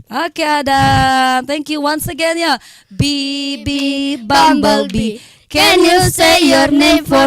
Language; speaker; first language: English; non-native, learner; Indonesian